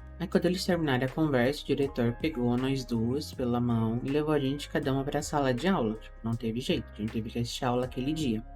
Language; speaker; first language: Portuguese; native; Portuguese